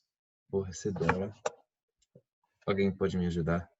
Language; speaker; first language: Portuguese; non-native, fluent; English